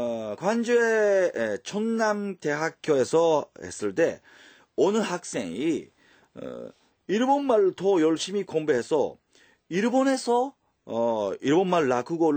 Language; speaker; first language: Korean; non-native, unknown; Japanese